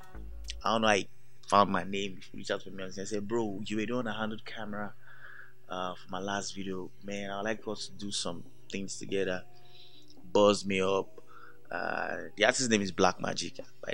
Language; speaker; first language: English; non-native, local second language; Yoruba